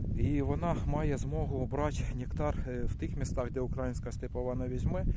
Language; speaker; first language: Ukrainian; non-native, local second language; Russian